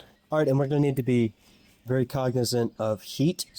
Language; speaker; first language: English; native; English